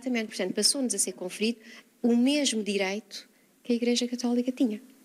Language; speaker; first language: Portuguese; native; Portuguese